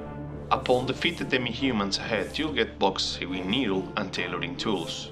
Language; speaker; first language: English; non-native, fluent; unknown